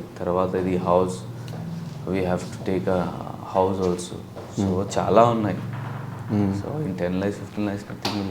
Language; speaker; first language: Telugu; non-native, local second language; Urdu